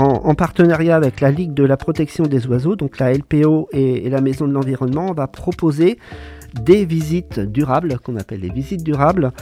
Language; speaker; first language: French; native; French